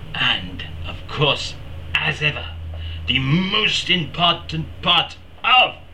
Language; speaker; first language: English; native; English